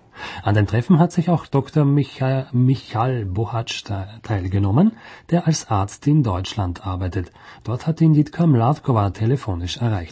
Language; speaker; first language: German; native; German